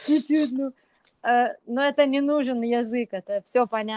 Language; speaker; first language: Russian; non-native, local second language; Lithuanian